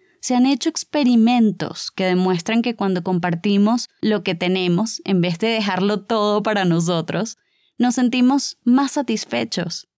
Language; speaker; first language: Spanish; native; Spanish